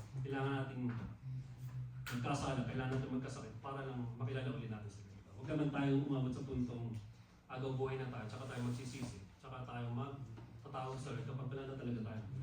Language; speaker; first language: Filipino; non-native, local second language; Waray